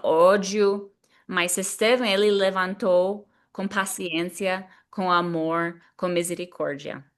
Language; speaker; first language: Portuguese; non-native, fluent; English